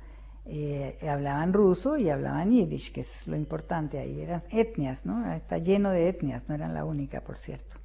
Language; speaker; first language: Spanish; early bilingual, other home language; Russian